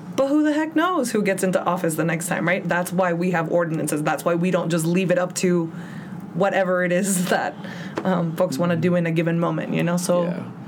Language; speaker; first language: English; early bilingual, other home language; Spanish